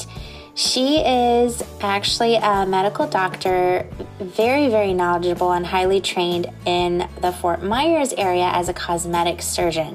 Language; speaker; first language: English; native; English